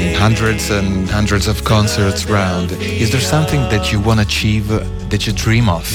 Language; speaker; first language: English; non-native, fluent; Italian